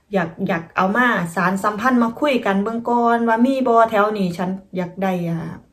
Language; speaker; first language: Thai; native; Thai